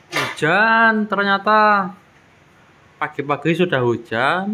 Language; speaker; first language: Indonesian; non-native, local second language; Javanese